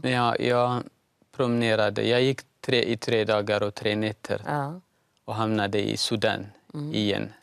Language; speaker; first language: Swedish; non-native, fluent; Tigrinya